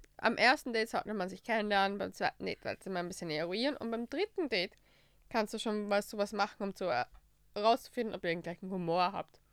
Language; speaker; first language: German; early bilingual, other home language; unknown